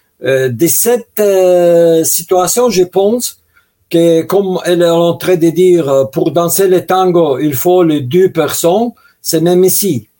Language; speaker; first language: French; non-native, learner; Russian